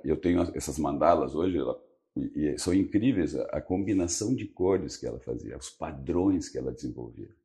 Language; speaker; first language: Portuguese; early bilingual, other home language; Spanish